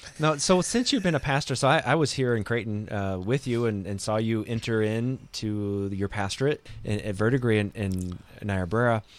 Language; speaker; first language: English; native; English